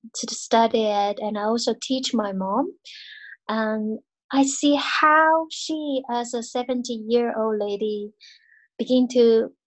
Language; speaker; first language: English; non-native, fluent; Chinese